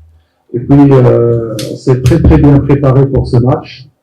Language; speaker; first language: French; non-native, local second language; Arabic